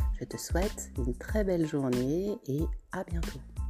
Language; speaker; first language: French; native; French